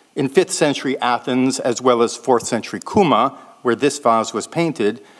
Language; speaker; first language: English; native; English